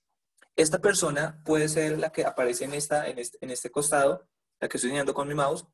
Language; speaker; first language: Spanish; native; Spanish